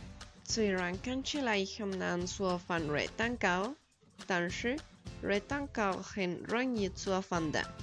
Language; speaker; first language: Chinese; non-native, learner; Spanish